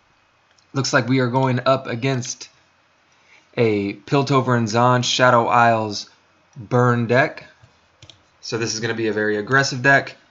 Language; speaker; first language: English; native; English